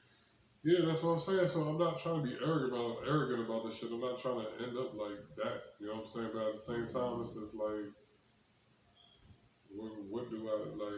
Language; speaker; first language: English; native; English